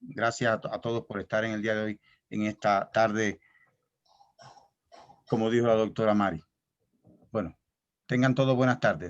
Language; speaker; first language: Spanish; native; Spanish